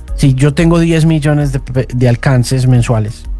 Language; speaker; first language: Spanish; native; Spanish